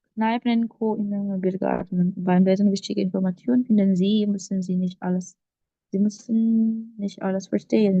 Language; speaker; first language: German; non-native, fluent; Indonesian